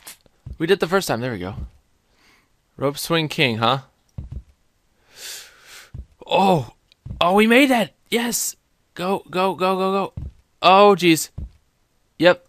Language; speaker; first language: English; native; English